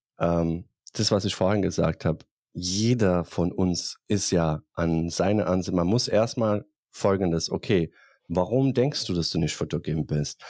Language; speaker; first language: German; non-native, fluent; Bosnian